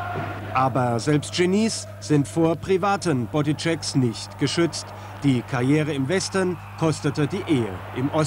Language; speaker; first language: German; native; German